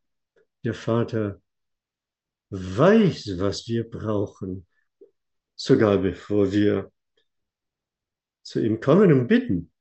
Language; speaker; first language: German; non-native, fluent; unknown